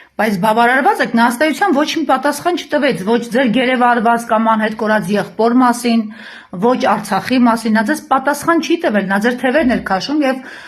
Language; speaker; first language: Armenian; native; Armenian